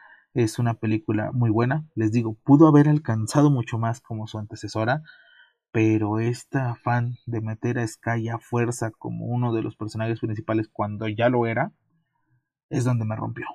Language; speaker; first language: Spanish; native; Spanish